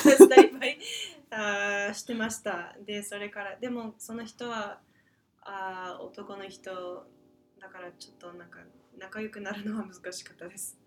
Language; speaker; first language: Japanese; non-native, fluent; English